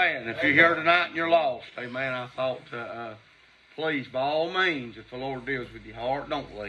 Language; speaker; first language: English; native; English